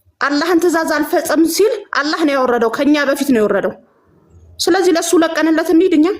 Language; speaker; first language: Amharic; non-native, local second language; Tigrinya